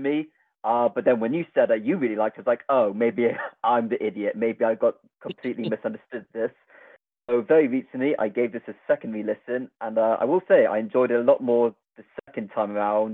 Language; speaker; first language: English; native; English